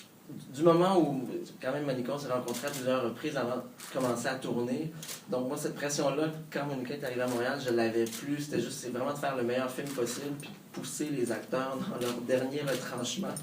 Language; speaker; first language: French; native; French